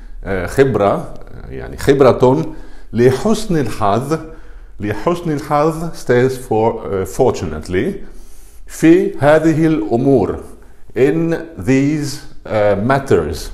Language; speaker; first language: Arabic; non-native, fluent; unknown